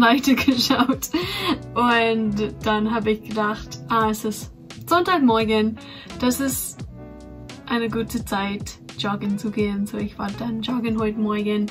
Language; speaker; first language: German; non-native, fluent; English